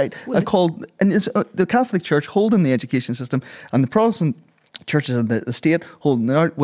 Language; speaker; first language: English; native; English